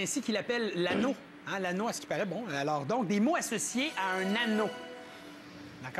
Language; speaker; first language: French; native; French